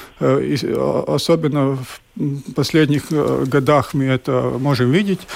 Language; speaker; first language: Russian; non-native, local second language; Latvian